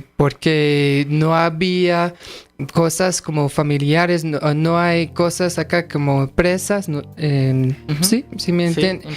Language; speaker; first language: Spanish; non-native, fluent; English